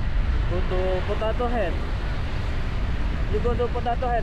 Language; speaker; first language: English; non-native, learner; Indonesian